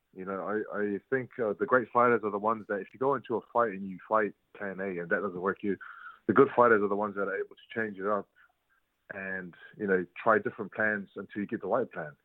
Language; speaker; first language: English; native; English